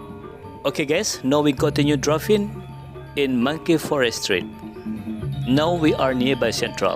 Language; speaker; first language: English; non-native, learner; Indonesian